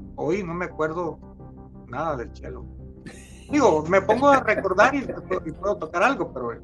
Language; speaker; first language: Spanish; native; Spanish